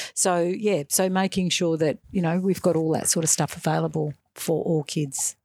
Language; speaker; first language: English; native; English